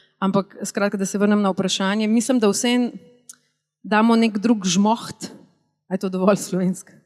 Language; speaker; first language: Slovenian; native; Slovenian